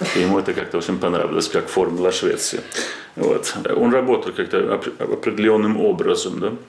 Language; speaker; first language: Russian; non-native, fluent; Swedish